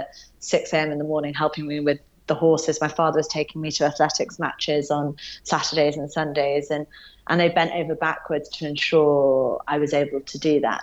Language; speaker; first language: English; native; English